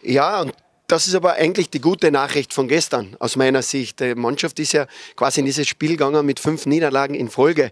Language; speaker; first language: German; native; German